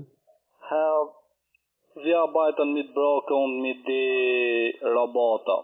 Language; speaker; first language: German; non-native, learner; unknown